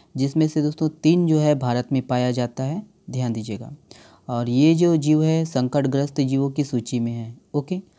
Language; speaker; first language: Hindi; native; Hindi